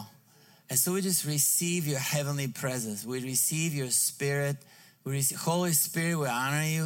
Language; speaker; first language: English; non-native, fluent; Bulgarian